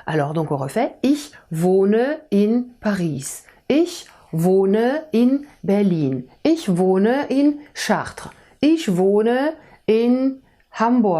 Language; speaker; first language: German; non-native, fluent; French